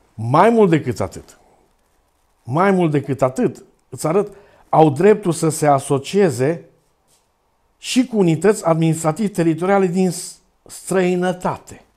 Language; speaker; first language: Romanian; native; Romanian